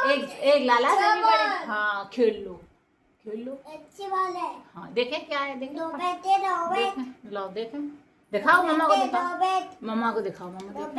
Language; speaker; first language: Hindi; native; Hindi